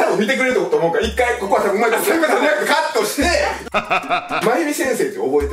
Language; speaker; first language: Japanese; early bilingual, other home language; French